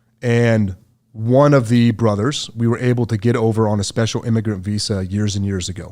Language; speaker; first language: English; native; English